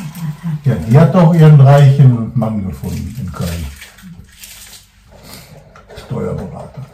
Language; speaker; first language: German; native; German